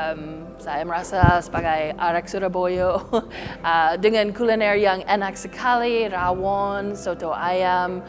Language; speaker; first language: Indonesian; non-native, learner; English